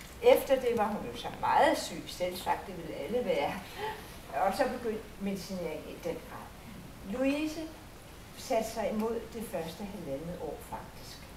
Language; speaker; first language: Danish; native; Danish